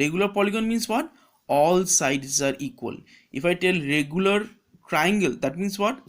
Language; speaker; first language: English; non-native, local second language; Bangla